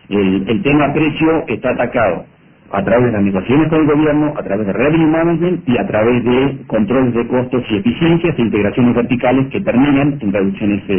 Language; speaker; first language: Spanish; native; Spanish